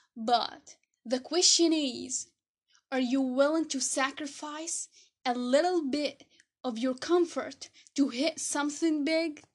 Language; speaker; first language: English; non-native, fluent; Arabic